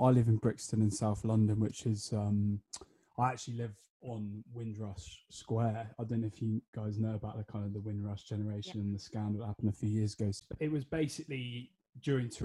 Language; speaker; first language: English; native; English